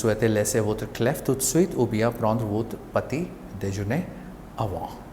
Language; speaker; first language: French; non-native, learner; Hindi